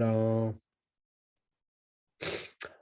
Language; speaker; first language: French; non-native, learner; Japanese